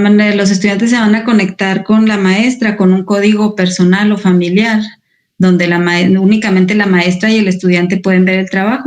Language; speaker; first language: Spanish; native; Spanish